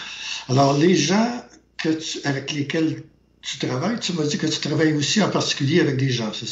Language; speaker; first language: French; native; French